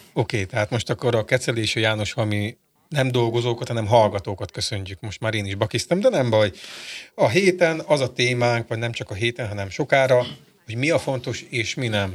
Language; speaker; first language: Hungarian; native; Hungarian